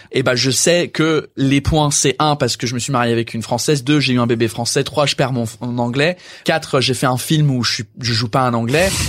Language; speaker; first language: French; non-native, fluent; English